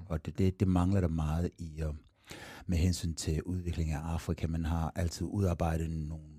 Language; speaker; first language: Danish; non-native, fluent; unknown